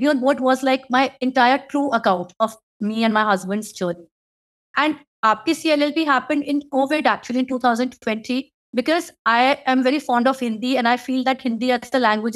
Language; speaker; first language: English; non-native, local second language; Hindi